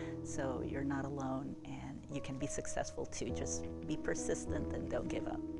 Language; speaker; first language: English; non-native, fluent; Spanish